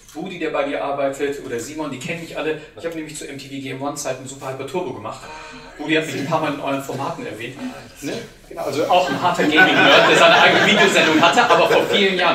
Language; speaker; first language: German; native; German